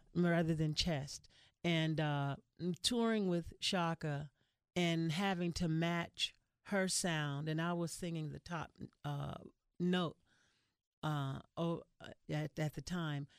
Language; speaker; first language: English; native; English